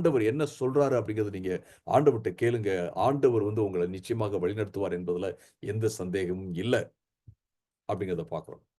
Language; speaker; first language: Tamil; native; Tamil